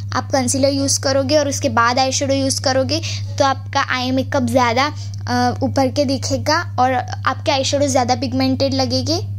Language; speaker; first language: Hindi; non-native, local second language; Gujarati